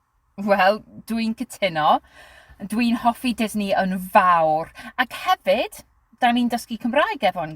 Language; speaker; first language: Welsh; non-native, learner; English